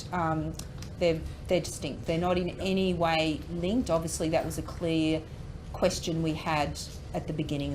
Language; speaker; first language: English; native; English